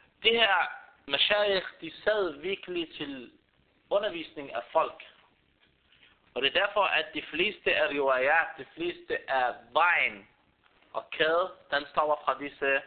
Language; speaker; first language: Danish; early bilingual, other home language; Arabic